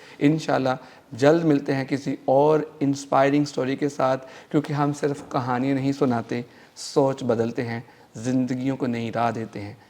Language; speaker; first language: Urdu; native; Urdu